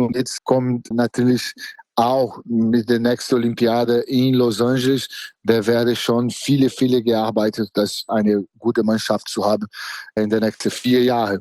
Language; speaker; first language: German; non-native, fluent; Portuguese